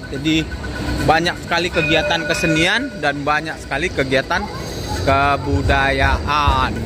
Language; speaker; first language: Indonesian; native; Indonesian